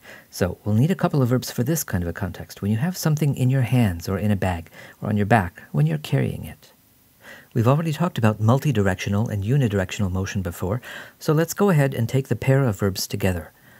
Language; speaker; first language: English; native; English